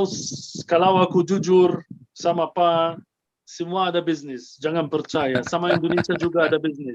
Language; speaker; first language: Indonesian; non-native, fluent; Arabic